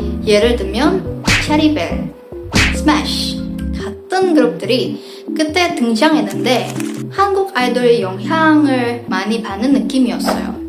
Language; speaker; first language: Korean; non-native, fluent; Indonesian